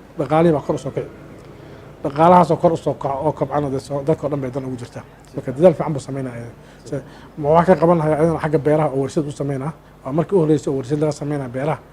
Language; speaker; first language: Somali; native; Somali